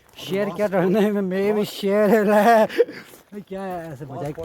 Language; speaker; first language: Hindi; non-native, local second language; Tibetan